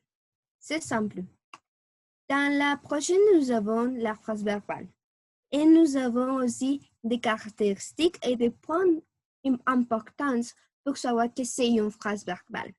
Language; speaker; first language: French; non-native, learner; Spanish